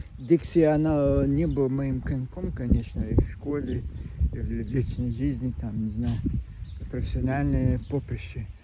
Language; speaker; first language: Russian; non-native, local second language; Chechen